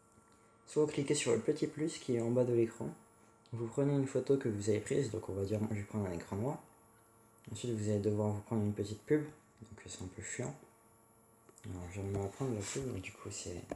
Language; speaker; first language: French; native; French